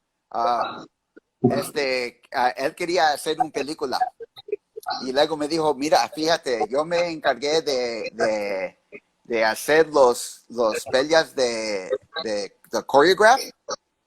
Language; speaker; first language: Spanish; early bilingual, heritage; English